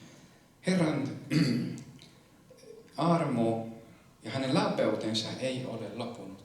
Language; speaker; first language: Finnish; non-native, fluent; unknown